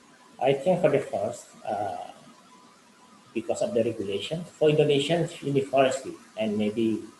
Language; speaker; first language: English; non-native, learner; Indonesian